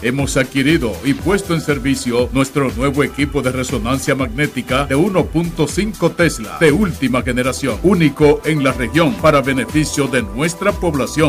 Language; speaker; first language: Spanish; native; Spanish